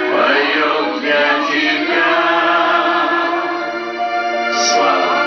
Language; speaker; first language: Russian; native; Russian